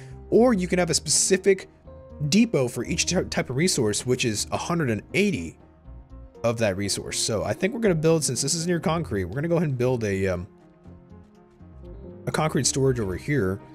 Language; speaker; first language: English; native; English